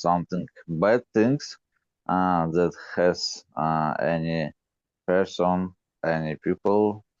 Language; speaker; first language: English; non-native, learner; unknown